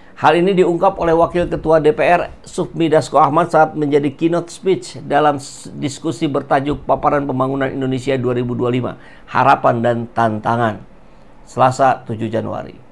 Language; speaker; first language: Indonesian; native; Indonesian